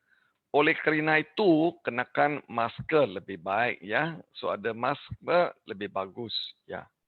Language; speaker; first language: Indonesian; non-native, learner; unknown